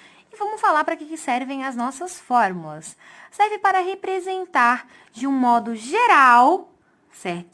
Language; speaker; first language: Portuguese; native; Portuguese